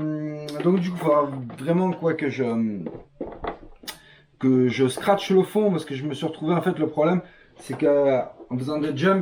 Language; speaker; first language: French; native; French